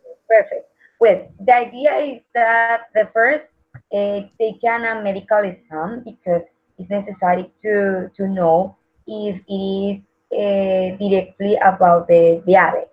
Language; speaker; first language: English; non-native, learner; Spanish